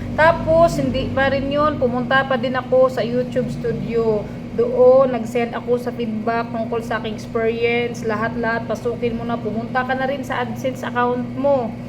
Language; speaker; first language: Filipino; non-native, local second language; Cebuano